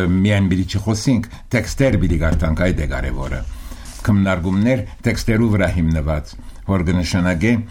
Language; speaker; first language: Armenian; early bilingual, heritage; Armenian